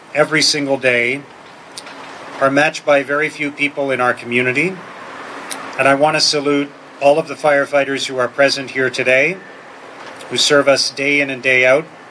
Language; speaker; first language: English; native; English